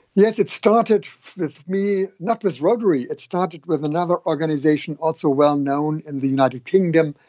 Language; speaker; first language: English; non-native, fluent; German